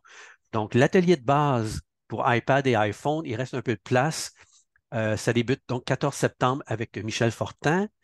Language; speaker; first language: French; native; French